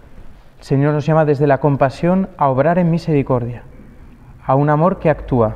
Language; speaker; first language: Spanish; native; Spanish